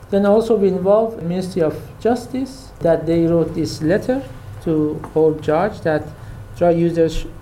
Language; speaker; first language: English; non-native, fluent; Persian